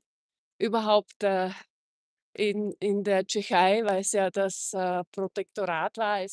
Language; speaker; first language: German; non-native, fluent; Czech